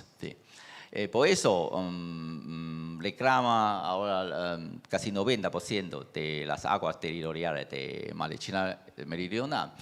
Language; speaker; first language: Spanish; non-native, fluent; Chinese